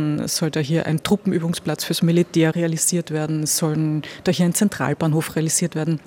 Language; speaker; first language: German; native; German